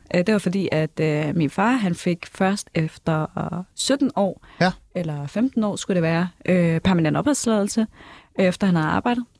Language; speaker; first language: Danish; native; Danish